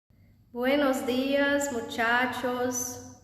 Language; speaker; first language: Spanish; non-native, fluent; Portuguese